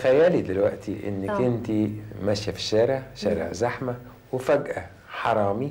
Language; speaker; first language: Arabic; native; Arabic